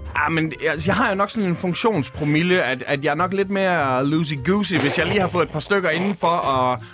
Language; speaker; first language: Danish; native; Danish